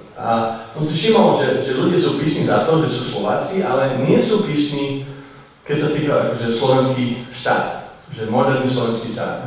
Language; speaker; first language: Slovak; non-native, fluent; English